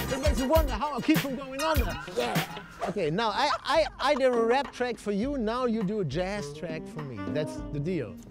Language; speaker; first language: English; non-native, fluent; German